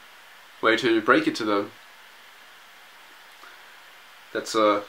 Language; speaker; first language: English; native; English